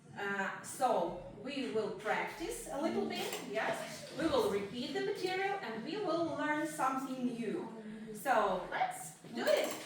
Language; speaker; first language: English; non-native, fluent; Ukrainian